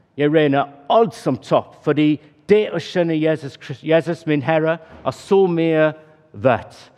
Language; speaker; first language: Norwegian; non-native, fluent; English